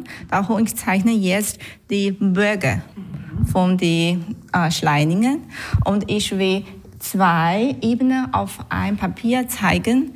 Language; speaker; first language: German; non-native, learner; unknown